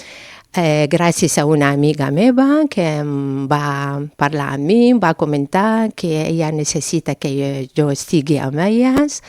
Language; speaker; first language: Catalan; non-native, fluent; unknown